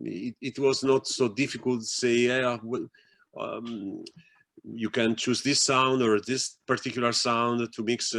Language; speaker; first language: English; non-native, fluent; Italian